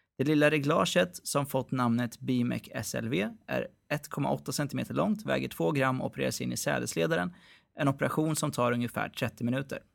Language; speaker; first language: Swedish; early bilingual, other home language; Arabic